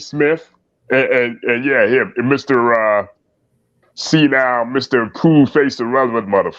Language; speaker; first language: English; native; English